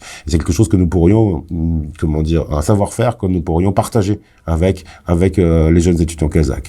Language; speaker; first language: French; native; French